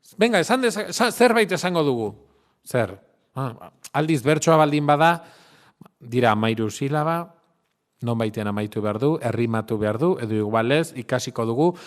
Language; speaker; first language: Basque; non-native, local second language; Spanish